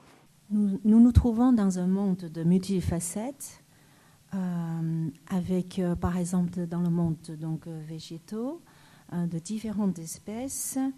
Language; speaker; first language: French; non-native, fluent; Chinese